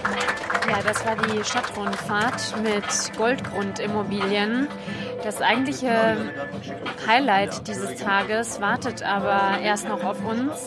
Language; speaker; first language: German; native; German